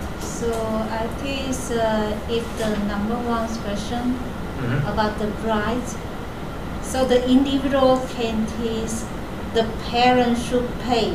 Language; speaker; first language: English; non-native, learner; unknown